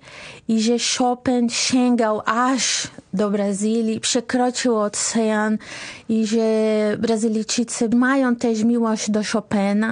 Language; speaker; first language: Polish; non-native, fluent; Portuguese